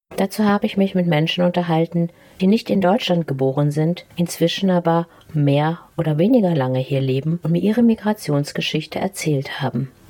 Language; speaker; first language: German; native; German